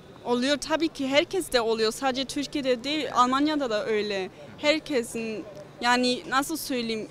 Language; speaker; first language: Turkish; early bilingual, other home language; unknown